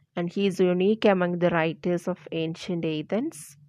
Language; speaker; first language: English; non-native, local second language; Malayalam